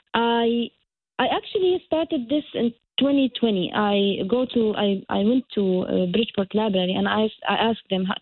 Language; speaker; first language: English; non-native, fluent; Arabic